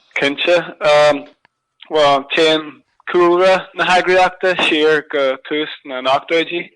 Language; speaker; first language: Irish; non-native, local second language; English